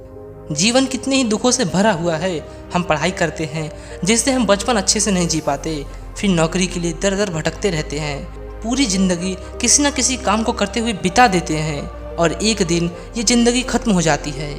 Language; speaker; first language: Hindi; native; Hindi